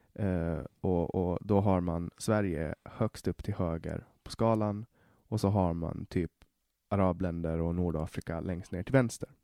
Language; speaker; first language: Swedish; native; Swedish